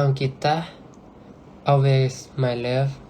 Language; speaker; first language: English; non-native, learner; Thai